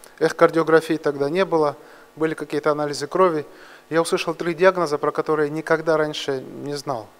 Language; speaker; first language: Russian; non-native, local second language; Georgian